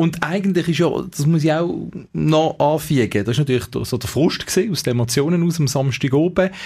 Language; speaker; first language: German; native; German